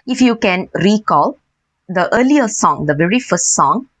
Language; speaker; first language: English; non-native, local second language; Tamil